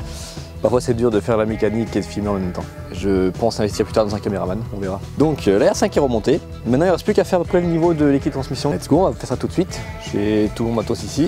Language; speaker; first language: French; native; French